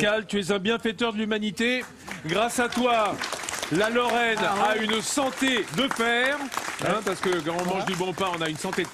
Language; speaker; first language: French; native; French